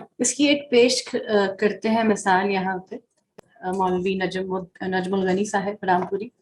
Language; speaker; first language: Urdu; native; Urdu